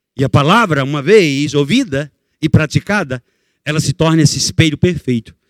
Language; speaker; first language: Portuguese; native; Portuguese